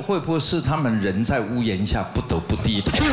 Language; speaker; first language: Chinese; native; Chinese